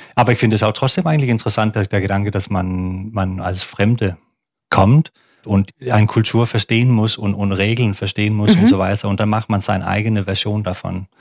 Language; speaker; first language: German; non-native, fluent; Danish